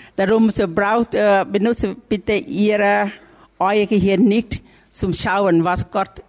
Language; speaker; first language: German; non-native, learner; Thai